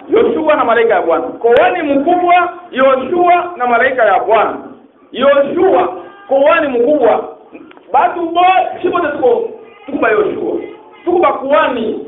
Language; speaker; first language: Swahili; native; Swahili